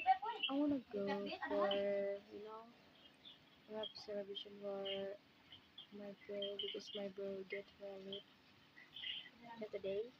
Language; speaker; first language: English; non-native, learner; Indonesian